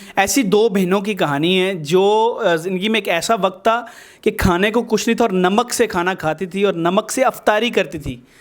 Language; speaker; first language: Urdu; native; Urdu